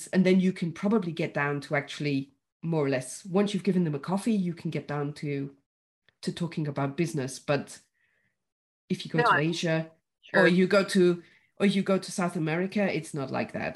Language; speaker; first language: English; native; English